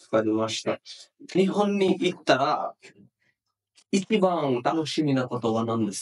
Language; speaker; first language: Japanese; non-native, fluent; Bangla